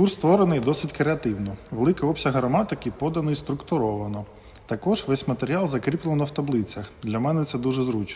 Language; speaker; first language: Ukrainian; native; Ukrainian